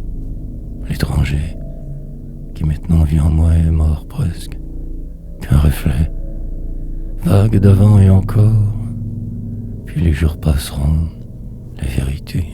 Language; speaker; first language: French; native; French